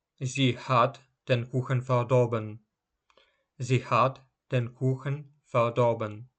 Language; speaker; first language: German; non-native, fluent; Ukrainian